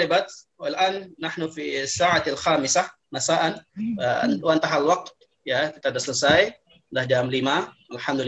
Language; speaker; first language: Arabic; non-native, fluent; Indonesian